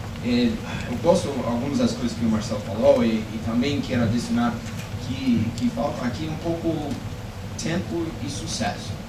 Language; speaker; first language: Portuguese; non-native, fluent; English